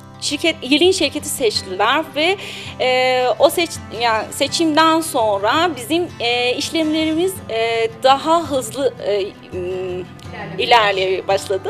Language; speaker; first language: Turkish; non-native, learner; Persian